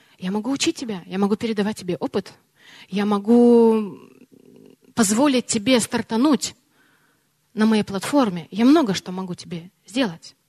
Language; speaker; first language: Russian; early bilingual, heritage; Russian